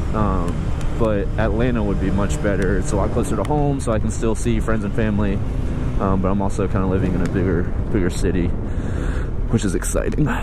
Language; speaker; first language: English; native; English